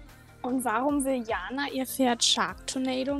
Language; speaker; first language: German; native; German